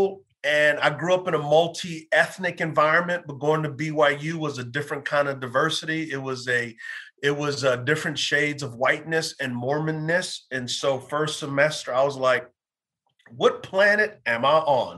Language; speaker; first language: English; native; English